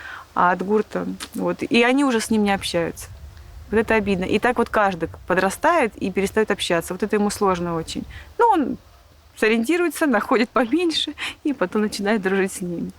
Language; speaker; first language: Russian; native; Russian